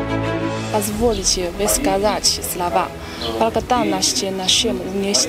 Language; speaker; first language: Russian; non-native, learner; Chinese